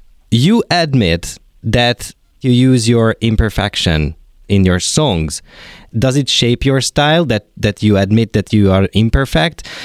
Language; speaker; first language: English; non-native, fluent; Hungarian